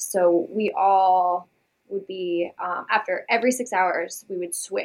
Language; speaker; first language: English; native; English